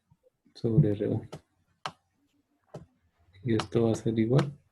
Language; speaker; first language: Spanish; native; Spanish